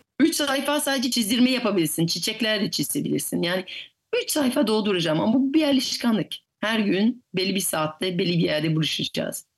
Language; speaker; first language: Turkish; non-native, fluent; French